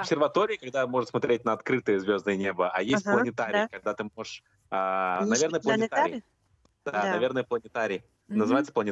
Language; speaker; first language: Russian; native; Russian